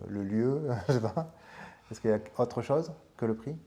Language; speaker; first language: French; native; French